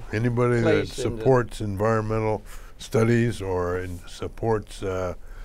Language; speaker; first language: English; native; English